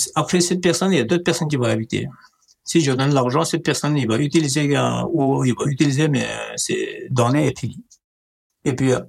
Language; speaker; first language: French; non-native, learner; Nepali